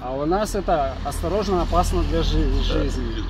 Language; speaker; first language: Russian; native; Russian